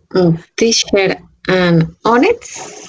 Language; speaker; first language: English; non-native, learner; Spanish